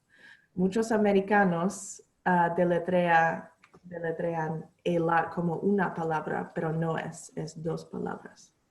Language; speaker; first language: Spanish; non-native, learner; English